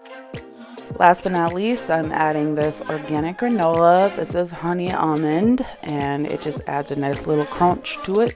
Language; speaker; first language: English; native; English